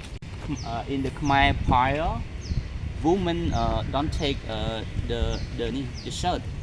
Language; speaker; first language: English; non-native, learner; Khmer